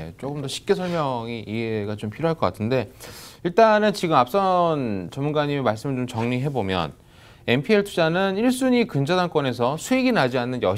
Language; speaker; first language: Korean; native; Korean